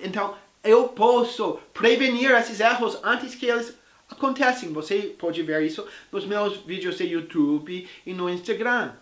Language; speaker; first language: Portuguese; non-native, fluent; English